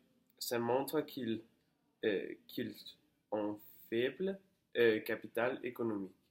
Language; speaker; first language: French; non-native, learner; Danish